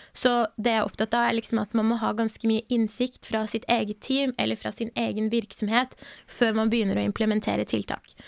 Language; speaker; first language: Norwegian; early bilingual, other home language; Persian